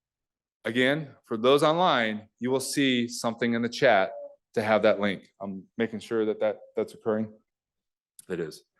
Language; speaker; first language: English; native; English